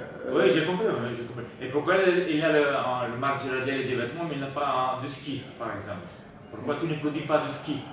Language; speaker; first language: French; non-native, learner; Bulgarian